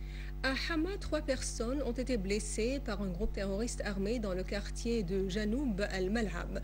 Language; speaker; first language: French; non-native, fluent; Arabic